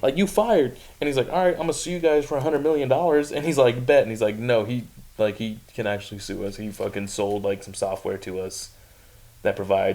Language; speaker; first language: English; native; English